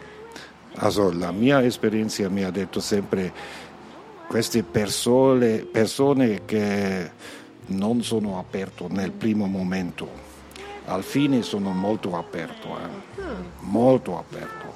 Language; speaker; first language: Italian; non-native, learner; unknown